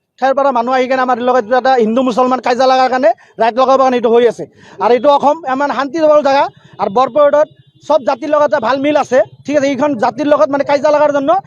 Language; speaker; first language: Assamese; non-native, local second language; Bangla